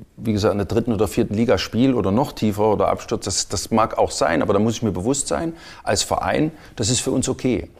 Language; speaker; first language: German; native; German